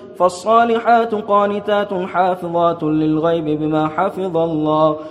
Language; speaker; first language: Arabic; non-native, fluent; Persian